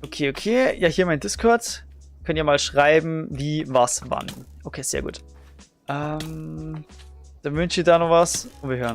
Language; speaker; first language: German; native; German